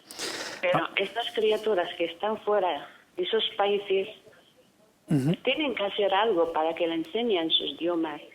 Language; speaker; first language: Spanish; non-native, fluent; Arabic